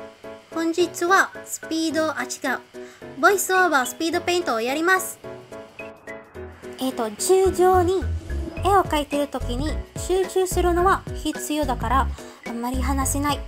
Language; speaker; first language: Japanese; non-native, learner; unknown